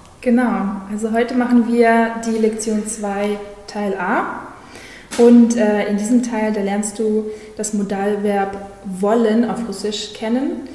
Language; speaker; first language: German; non-native, fluent; Russian